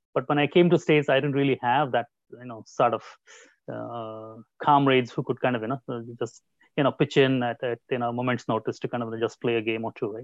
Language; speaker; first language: English; non-native, local second language; Kannada